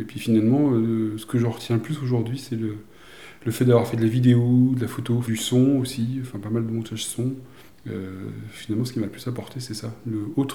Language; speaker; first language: French; native; French